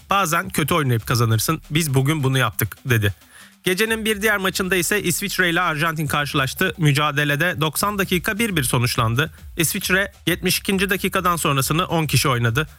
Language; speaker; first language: Turkish; early bilingual, heritage; Turkish